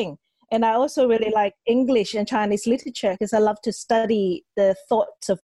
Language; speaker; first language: English; non-native, local second language; Cantonese